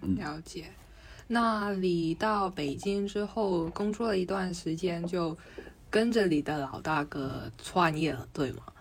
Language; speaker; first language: Chinese; non-native, local second language; Cantonese